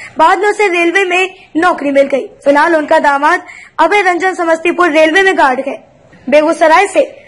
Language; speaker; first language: Hindi; native; Hindi